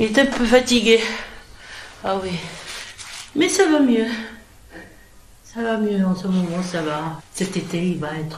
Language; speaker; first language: French; non-native, fluent; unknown